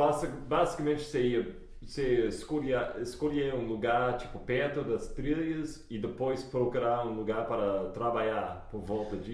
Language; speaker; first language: Portuguese; non-native, fluent; English